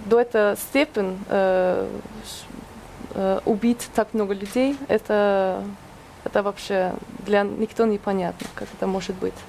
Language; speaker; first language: Russian; non-native, fluent; Norwegian